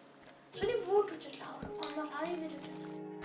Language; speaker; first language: Welsh; native; Welsh